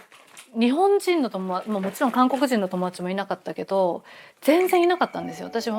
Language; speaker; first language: Japanese; native; Japanese